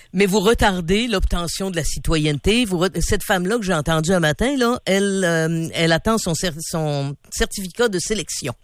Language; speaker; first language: French; native; French